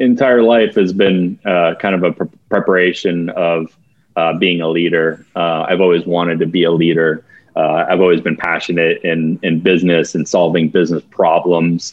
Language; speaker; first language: English; native; English